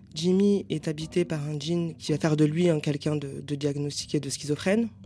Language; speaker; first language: French; native; French